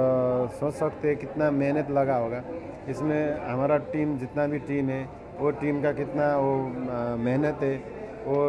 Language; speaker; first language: Hindi; non-native, fluent; Nepali